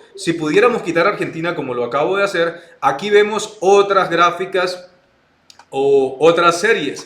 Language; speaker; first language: Spanish; native; Spanish